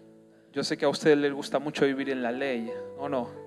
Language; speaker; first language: Spanish; native; Spanish